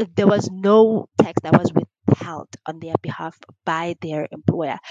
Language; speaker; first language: English; non-native, local second language; Xhosa